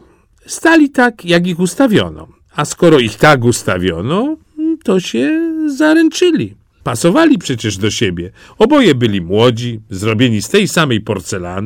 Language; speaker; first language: Polish; native; Polish